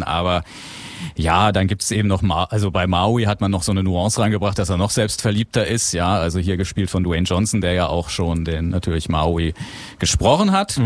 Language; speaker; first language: German; native; German